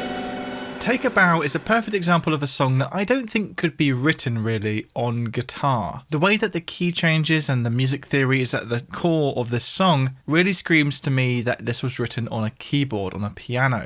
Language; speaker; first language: English; native; English